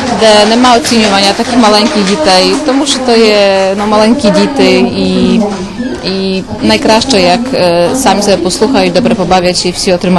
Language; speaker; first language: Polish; non-native, local second language; Ukrainian